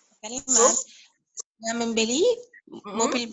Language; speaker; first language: Indonesian; non-native, learner; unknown